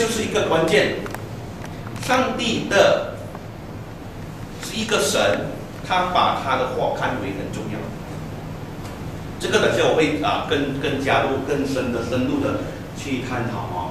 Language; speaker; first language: Chinese; native; Chinese